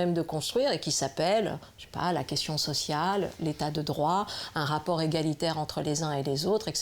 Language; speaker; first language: French; native; French